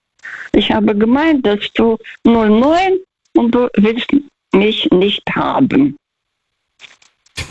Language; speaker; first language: German; non-native, fluent; Russian